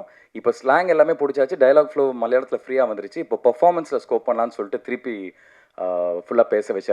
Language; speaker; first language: Tamil; native; Tamil